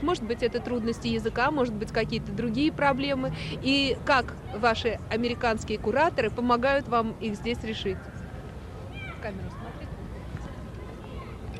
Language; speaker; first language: Russian; native; Russian